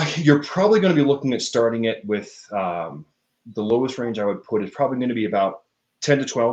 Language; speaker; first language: English; native; English